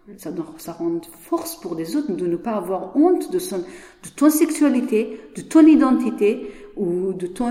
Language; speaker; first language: French; non-native, learner; Persian